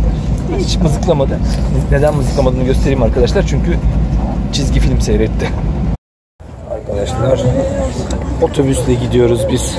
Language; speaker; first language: Turkish; native; Turkish